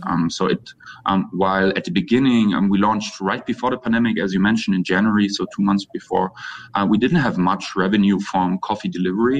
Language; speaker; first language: English; non-native, fluent; German